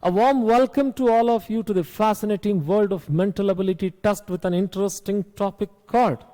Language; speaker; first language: English; non-native, local second language; Kannada